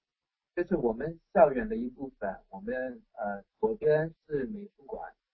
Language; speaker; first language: Chinese; non-native, fluent; English